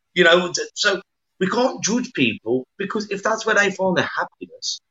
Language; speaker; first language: English; native; English